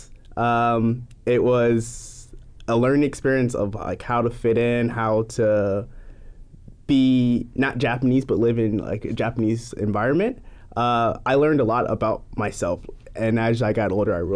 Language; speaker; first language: English; non-native, fluent; Japanese